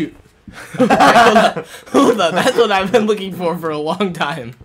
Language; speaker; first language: English; native; English